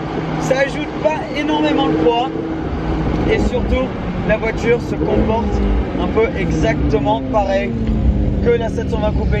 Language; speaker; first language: French; native; French